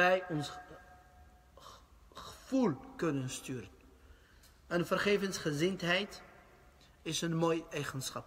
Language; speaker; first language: Dutch; early bilingual, other home language; Arabic